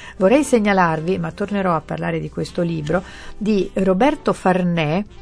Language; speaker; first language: Italian; native; Italian